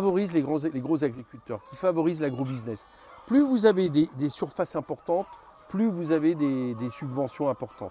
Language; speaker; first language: French; native; French